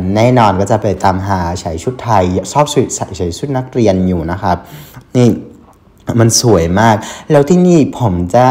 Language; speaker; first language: Thai; non-native, fluent; Vietnamese